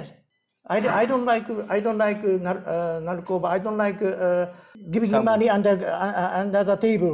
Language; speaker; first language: English; non-native, learner; Japanese